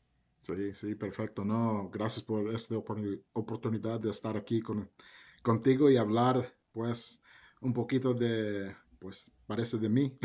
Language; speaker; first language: Spanish; early bilingual, heritage; Spanish